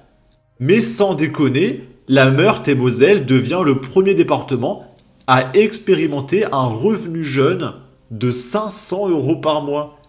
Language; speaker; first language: French; native; French